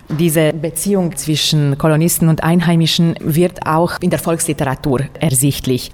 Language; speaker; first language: German; non-native, local second language; Romanian